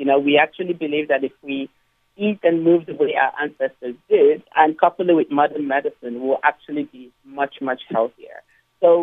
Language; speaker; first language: English; non-native, local second language; Igbo